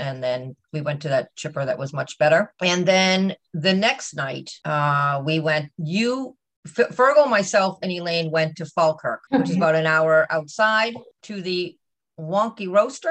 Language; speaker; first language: English; native; English